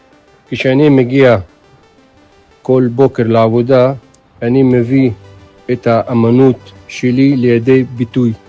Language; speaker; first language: Hebrew; non-native, local second language; Arabic